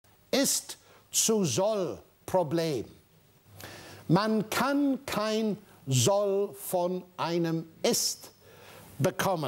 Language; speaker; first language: German; non-native, fluent; English